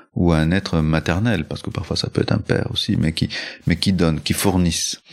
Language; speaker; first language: French; early bilingual, other home language; Spanish